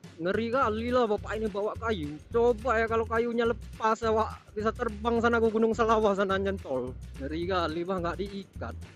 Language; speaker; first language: Indonesian; non-native, local second language; Achinese